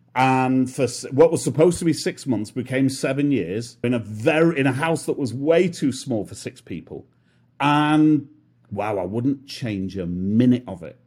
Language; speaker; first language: English; native; English